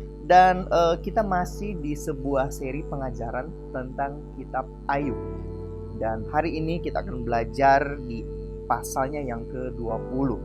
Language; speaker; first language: Indonesian; native; Indonesian